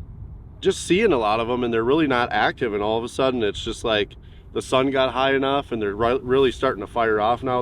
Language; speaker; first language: English; native; English